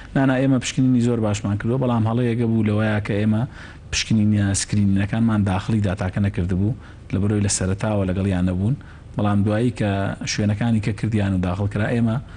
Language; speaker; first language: Central Kurdish; native; Central Kurdish